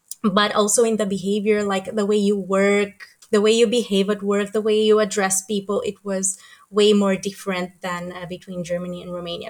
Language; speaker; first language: English; non-native, fluent; Romanian